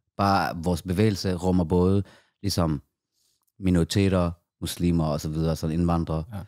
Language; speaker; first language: Danish; early bilingual, other home language; Persian